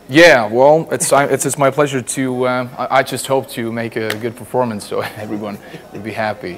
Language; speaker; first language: English; non-native, fluent; Estonian